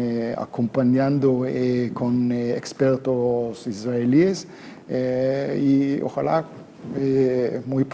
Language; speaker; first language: Spanish; non-native, fluent; Hebrew